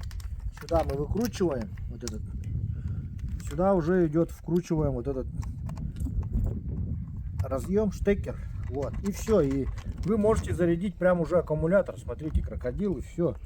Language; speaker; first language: Russian; native; Russian